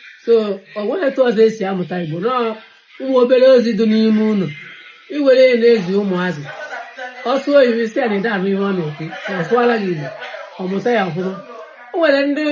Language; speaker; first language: Igbo; native; Igbo